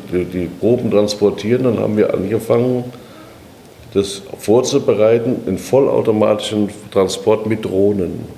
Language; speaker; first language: German; native; German